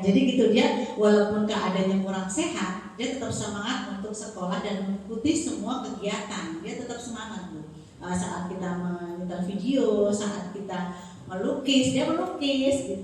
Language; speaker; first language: Indonesian; native; Indonesian